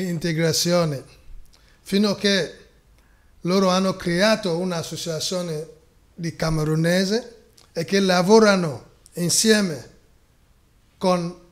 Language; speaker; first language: Italian; non-native, fluent; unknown